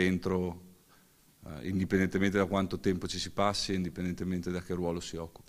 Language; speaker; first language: Italian; native; Italian